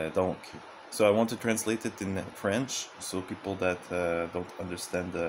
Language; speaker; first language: English; non-native, fluent; French